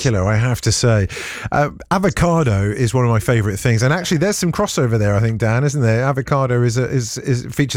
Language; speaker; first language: English; native; English